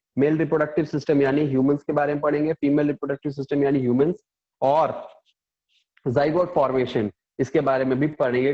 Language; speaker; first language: Hindi; non-native, local second language; Punjabi